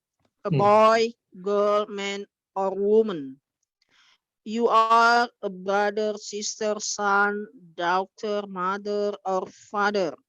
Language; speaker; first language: English; non-native, learner; Indonesian